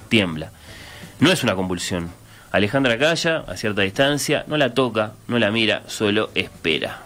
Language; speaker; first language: Spanish; native; Spanish